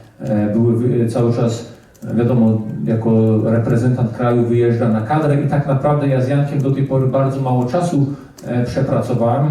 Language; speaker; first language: Polish; early bilingual, heritage; Polish